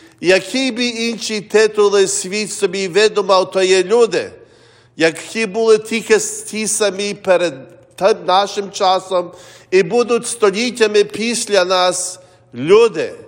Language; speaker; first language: Ukrainian; early bilingual, heritage; Ukrainian